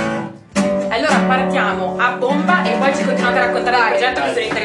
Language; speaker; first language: Italian; native; Italian